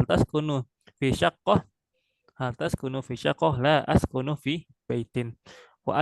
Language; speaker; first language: Arabic; non-native, fluent; Indonesian